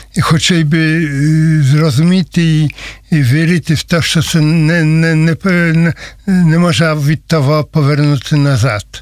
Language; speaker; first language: Ukrainian; non-native, learner; Polish